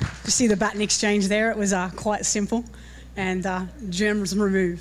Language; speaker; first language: English; native; English